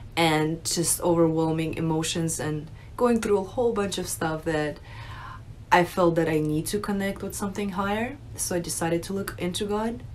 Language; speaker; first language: English; early bilingual, other home language; Russian